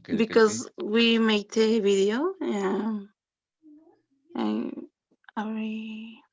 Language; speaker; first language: English; non-native, learner; Spanish